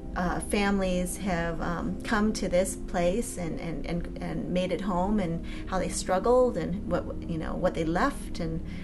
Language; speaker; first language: English; native; English